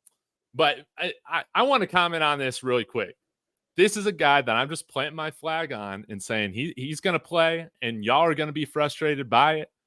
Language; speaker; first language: English; native; English